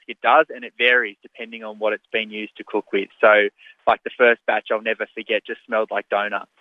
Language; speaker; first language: English; native; English